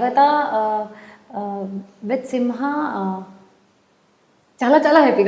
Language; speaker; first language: Telugu; non-native, learner; Hindi